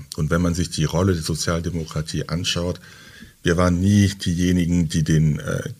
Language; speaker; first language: German; early bilingual, other home language; French